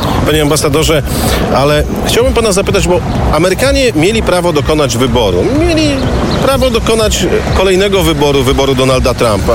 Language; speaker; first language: Polish; native; Polish